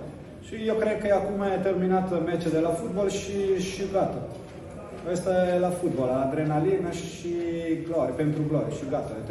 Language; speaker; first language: Romanian; non-native, learner; Italian